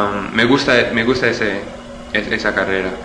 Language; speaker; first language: Spanish; early bilingual, heritage; Spanish